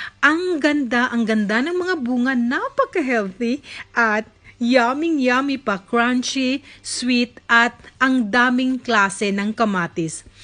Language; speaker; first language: Filipino; native; Filipino